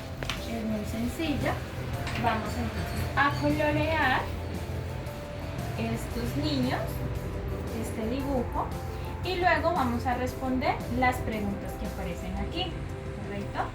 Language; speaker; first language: Spanish; native; Spanish